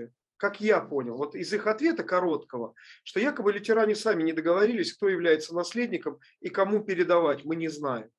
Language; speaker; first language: Russian; native; Russian